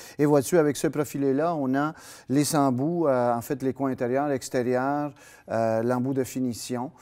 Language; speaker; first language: French; native; French